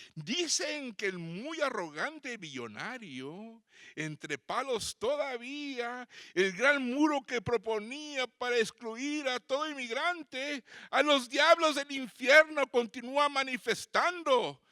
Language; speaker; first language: Spanish; native; Spanish